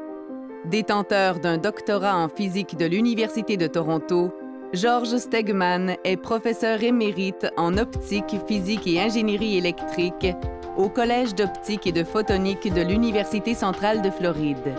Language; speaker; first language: French; native; French